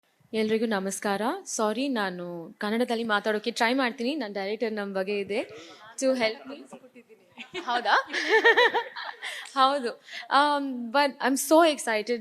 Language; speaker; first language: Kannada; non-native, learner; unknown